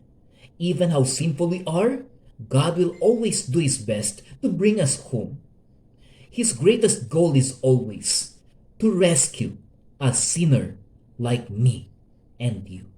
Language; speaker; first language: English; non-native, local second language; Hiligaynon